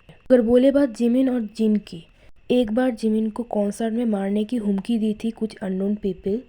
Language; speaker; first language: Hindi; non-native, local second language; Bangla